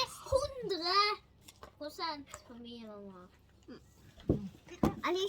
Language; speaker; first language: Norwegian; early bilingual, other home language; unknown